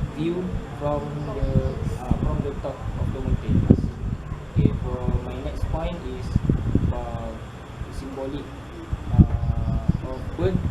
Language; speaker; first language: English; non-native, learner; Malay